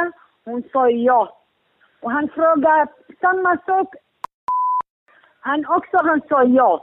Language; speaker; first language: Swedish; non-native, learner; Syriac